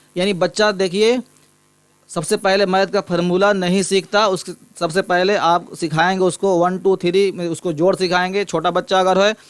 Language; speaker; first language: Urdu; native; Urdu